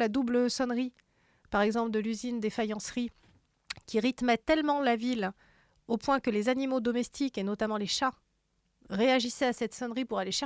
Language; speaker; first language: French; native; French